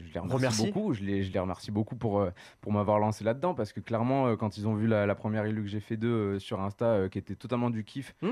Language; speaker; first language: French; native; French